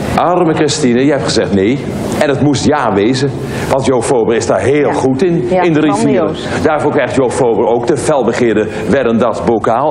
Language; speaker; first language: Dutch; native; Dutch